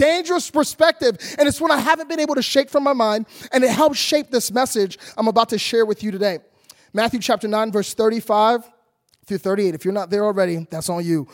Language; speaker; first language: English; native; English